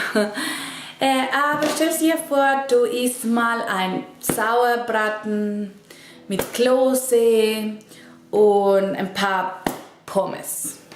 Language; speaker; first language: German; non-native, learner; Spanish